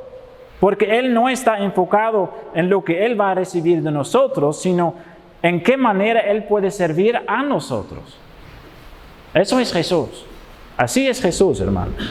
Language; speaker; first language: Spanish; non-native, fluent; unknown